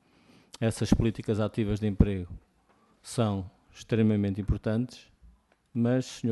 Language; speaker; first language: Portuguese; native; Portuguese